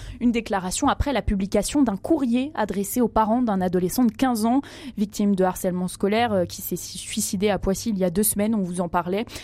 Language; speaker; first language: French; native; French